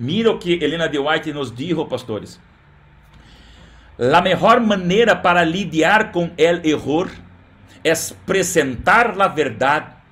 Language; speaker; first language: Spanish; non-native, learner; Portuguese